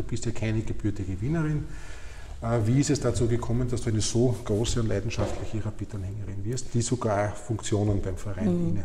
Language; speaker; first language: German; native; German